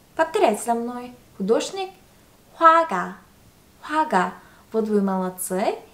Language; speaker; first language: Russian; non-native, fluent; Korean